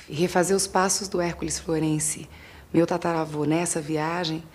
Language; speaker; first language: Portuguese; native; Portuguese